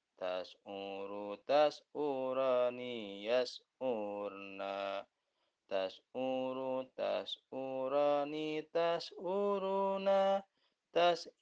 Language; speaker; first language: Arabic; non-native, learner; Indonesian